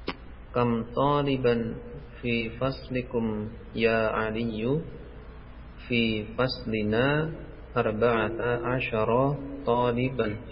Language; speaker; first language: Arabic; non-native, learner; Indonesian